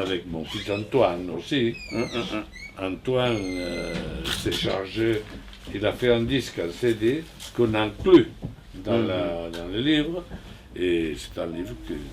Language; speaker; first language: French; non-native, fluent; Spanish